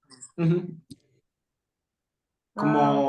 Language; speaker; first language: Spanish; early bilingual, heritage; Spanish